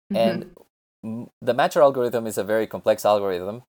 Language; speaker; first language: English; non-native, fluent; Spanish